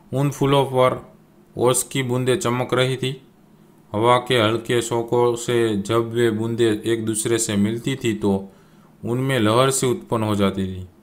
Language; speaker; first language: Hindi; non-native, local second language; Gujarati